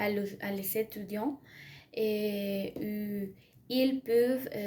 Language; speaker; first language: French; non-native, learner; Spanish